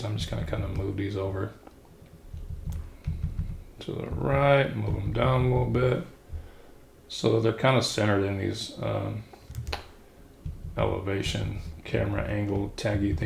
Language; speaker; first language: English; native; English